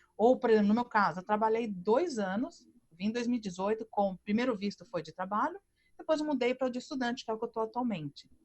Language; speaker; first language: Portuguese; native; Portuguese